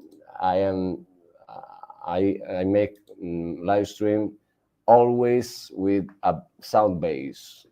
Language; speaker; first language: English; non-native, learner; Italian